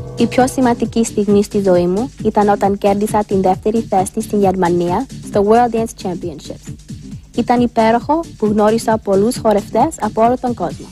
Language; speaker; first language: Greek; early bilingual, heritage; Greek